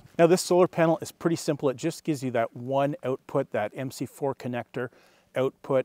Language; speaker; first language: English; native; English